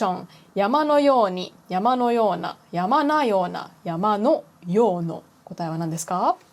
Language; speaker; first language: Japanese; non-native, fluent; English